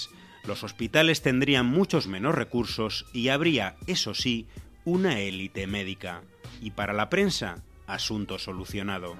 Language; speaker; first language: Spanish; native; Spanish